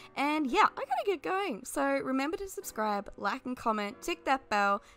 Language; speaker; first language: English; native; English